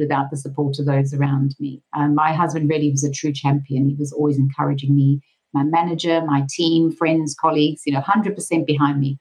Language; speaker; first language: English; native; English